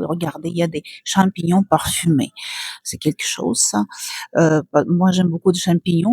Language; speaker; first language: French; non-native, fluent; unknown